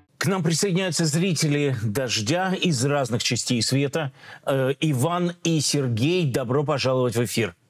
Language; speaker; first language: Russian; native; Russian